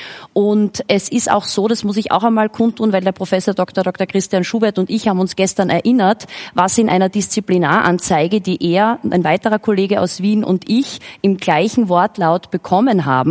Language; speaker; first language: German; native; German